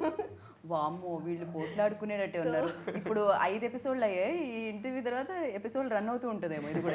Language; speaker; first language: Telugu; native; Telugu